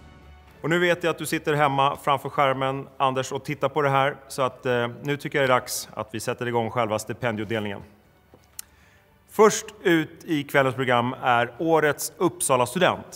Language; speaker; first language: Swedish; native; Swedish